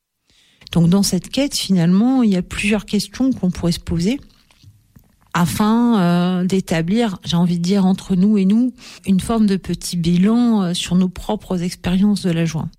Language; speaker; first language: French; native; French